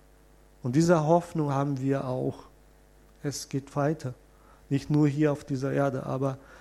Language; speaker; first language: German; non-native, fluent; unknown